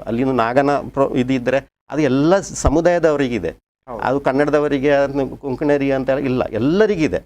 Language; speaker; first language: Kannada; non-native, local second language; Tulu